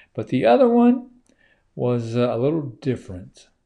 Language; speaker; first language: English; native; English